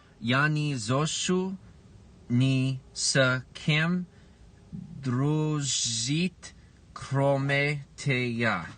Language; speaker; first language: Russian; non-native, learner; English